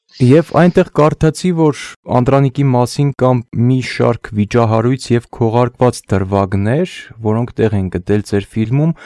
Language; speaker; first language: Armenian; native; Armenian